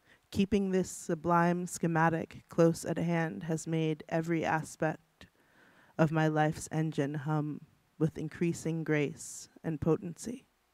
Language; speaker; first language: English; native; English